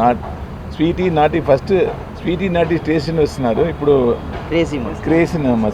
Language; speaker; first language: Telugu; non-native, learner; Tamil